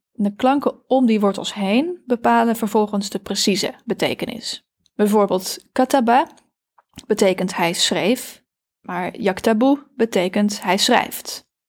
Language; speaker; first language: Dutch; native; Dutch